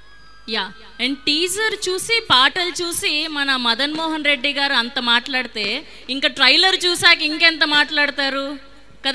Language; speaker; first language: Telugu; native; Telugu